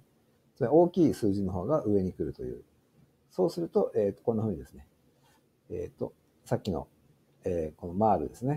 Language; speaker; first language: Japanese; native; Japanese